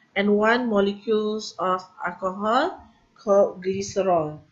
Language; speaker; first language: English; non-native, local second language; Malay